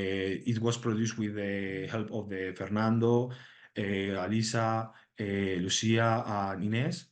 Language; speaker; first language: English; non-native, learner; Spanish